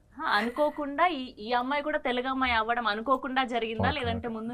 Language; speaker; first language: Telugu; native; Telugu